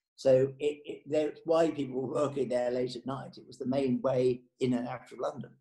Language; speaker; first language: English; native; English